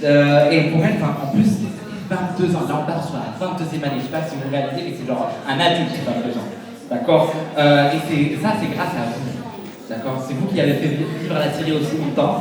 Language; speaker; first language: French; native; French